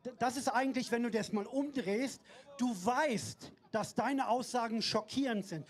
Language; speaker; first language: German; non-native, fluent; Persian